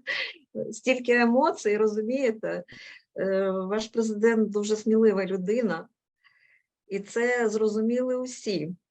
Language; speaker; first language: Ukrainian; non-native, local second language; Russian